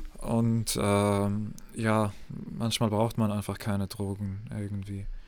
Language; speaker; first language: German; non-native, fluent; English